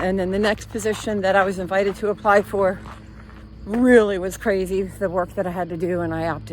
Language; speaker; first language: English; native; English